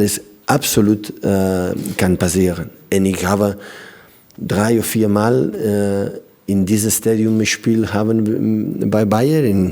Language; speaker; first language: German; non-native, learner; Catalan